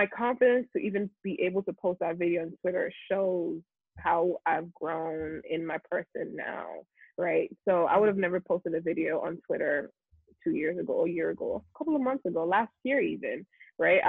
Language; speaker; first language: English; non-native, local second language; Yoruba